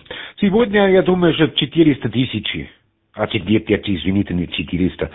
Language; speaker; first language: Russian; non-native, learner; German